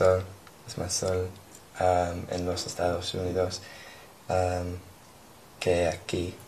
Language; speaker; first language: Spanish; non-native, learner; English